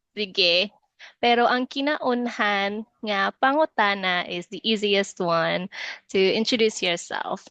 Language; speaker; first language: Cebuano; native; Cebuano